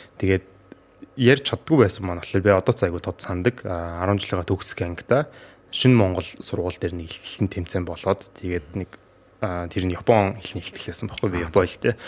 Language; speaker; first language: Mongolian; native; Mongolian